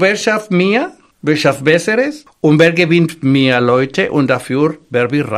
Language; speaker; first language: German; non-native, fluent; Spanish